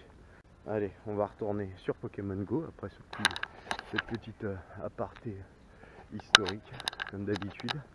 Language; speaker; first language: French; native; French